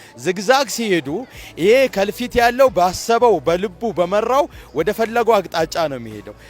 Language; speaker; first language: Amharic; non-native, local second language; Hadiyya